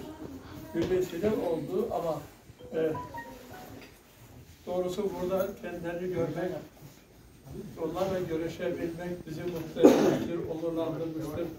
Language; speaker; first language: Turkish; native; Turkish